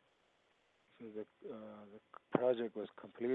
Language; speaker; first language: English; early bilingual, other home language; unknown